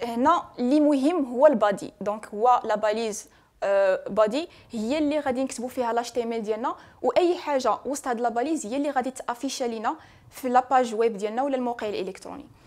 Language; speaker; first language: French; non-native, local second language; Arabic